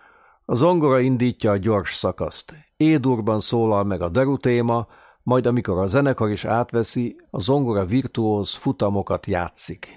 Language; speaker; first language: Hungarian; native; Hungarian